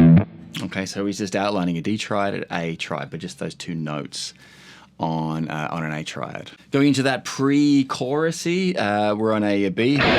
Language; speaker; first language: English; native; English